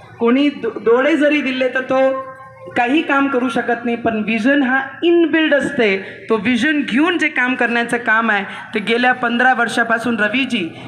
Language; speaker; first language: Marathi; non-native, local second language; Hindi